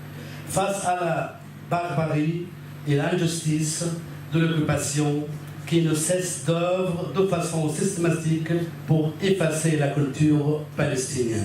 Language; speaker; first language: French; non-native, fluent; Arabic